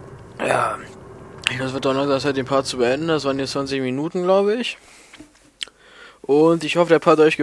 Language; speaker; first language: German; native; German